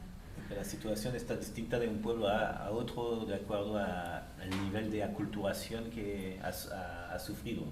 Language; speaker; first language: Spanish; native; Spanish